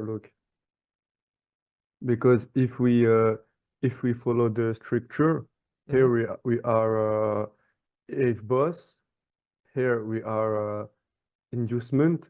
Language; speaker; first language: English; non-native, learner; French